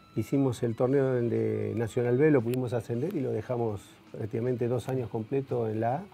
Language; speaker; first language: Spanish; native; Spanish